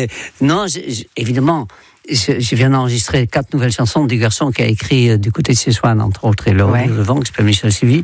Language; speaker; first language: French; non-native, fluent; Dutch